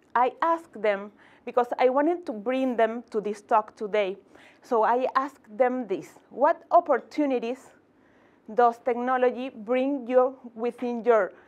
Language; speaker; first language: English; non-native, fluent; Spanish